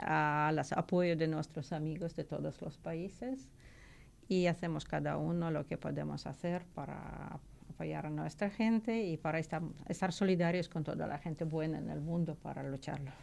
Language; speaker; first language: Spanish; non-native, learner; Ukrainian